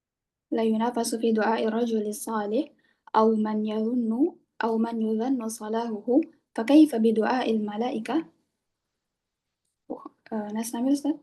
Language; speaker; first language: Arabic; non-native, learner; Indonesian